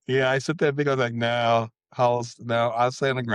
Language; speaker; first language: English; native; English